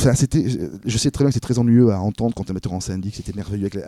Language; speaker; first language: French; native; French